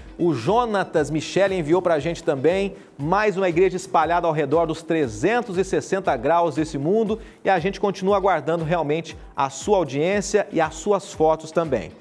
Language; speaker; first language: Portuguese; native; Portuguese